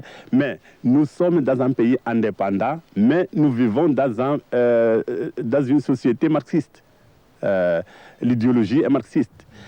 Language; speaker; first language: French; non-native, fluent; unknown